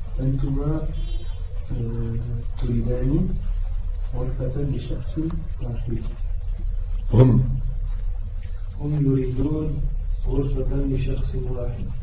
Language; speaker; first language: Arabic; non-native, learner; French